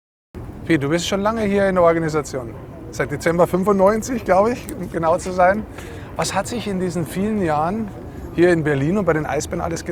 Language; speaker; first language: German; native; German